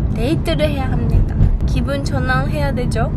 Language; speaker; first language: Korean; non-native, fluent; Japanese